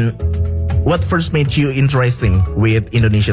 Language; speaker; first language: English; non-native, fluent; Indonesian